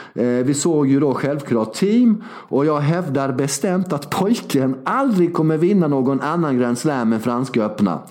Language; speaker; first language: Swedish; early bilingual, other home language; Serbian